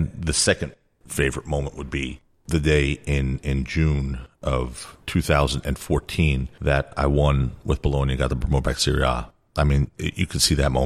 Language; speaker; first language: English; native; English